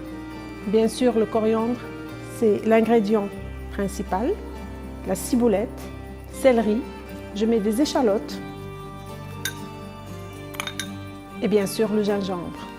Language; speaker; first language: French; non-native, fluent; Spanish